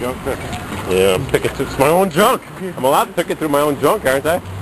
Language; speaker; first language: English; early bilingual, other home language; French